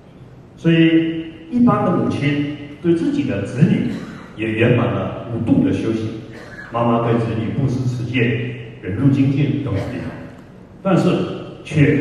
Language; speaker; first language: Chinese; native; Chinese